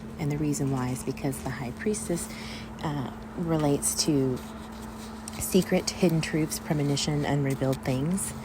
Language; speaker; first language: English; native; English